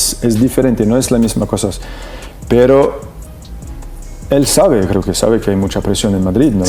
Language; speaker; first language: Spanish; non-native, fluent; French